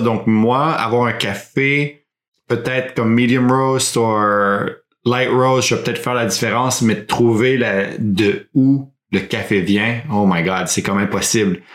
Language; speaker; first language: French; early bilingual, heritage; French